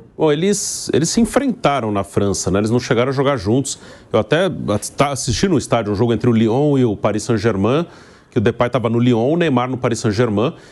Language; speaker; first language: Portuguese; native; Portuguese